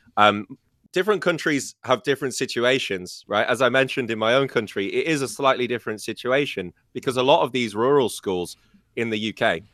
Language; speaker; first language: English; native; English